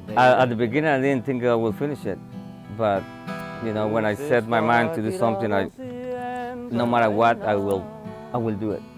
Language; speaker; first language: English; non-native, fluent; Spanish